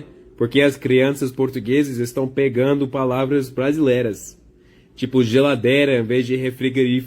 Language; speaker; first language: Portuguese; non-native, learner; English